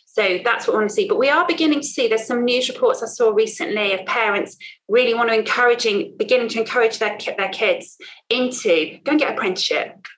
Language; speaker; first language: English; native; English